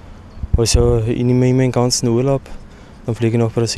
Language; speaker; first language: German; non-native, fluent; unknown